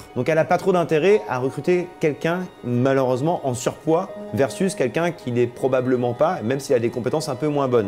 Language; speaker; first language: French; native; French